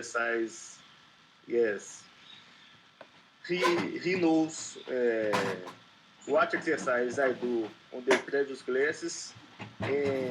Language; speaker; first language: English; non-native, learner; Portuguese